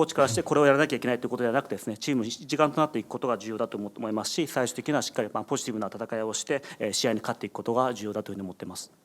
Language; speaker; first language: Japanese; native; Japanese